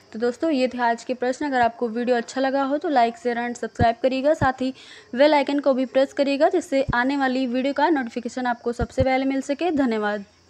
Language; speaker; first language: Hindi; native; Hindi